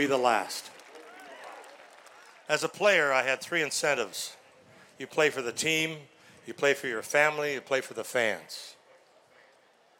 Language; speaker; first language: English; native; English